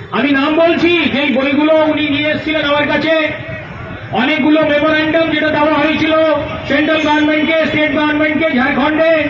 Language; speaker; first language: Bangla; non-native, local second language; Hindi